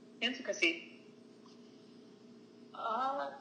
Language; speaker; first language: Spanish; non-native, learner; English